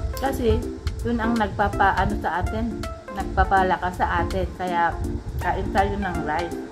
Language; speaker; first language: Filipino; non-native, local second language; Iloko